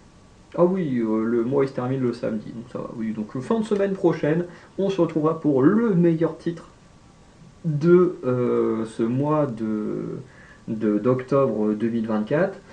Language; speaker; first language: French; native; French